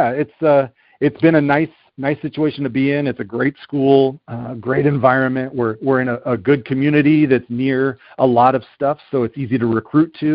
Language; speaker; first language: English; native; English